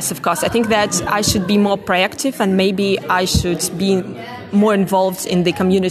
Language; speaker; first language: English; non-native, fluent; Russian